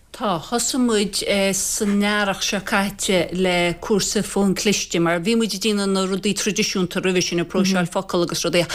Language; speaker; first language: Irish; native; Irish